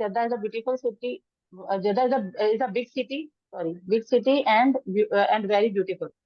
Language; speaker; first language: English; non-native, learner; Urdu